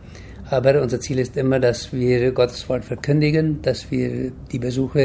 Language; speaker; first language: German; early bilingual, heritage; German